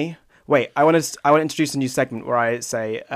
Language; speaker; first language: English; native; English